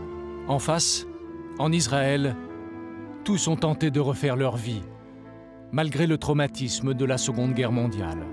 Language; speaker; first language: French; native; French